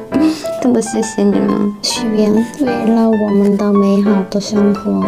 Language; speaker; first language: Chinese; non-native, learner; Korean